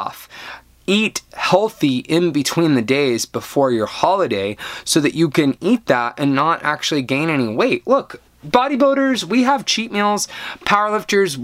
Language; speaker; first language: English; native; English